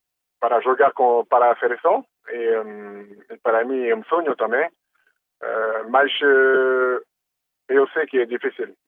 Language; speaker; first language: Portuguese; early bilingual, heritage; French